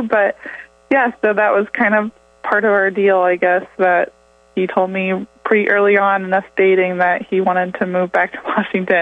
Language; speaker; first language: English; native; English